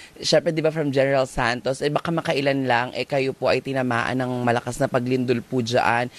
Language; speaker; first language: Filipino; native; Filipino